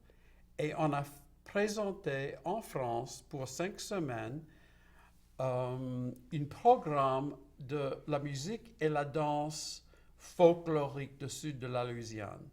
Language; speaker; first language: French; non-native, local second language; English